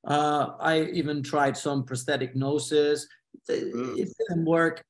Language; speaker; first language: English; non-native, fluent; Spanish